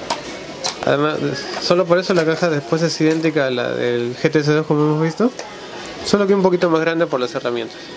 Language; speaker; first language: Spanish; native; Spanish